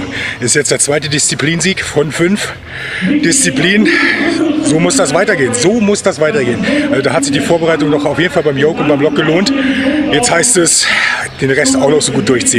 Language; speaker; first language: German; native; German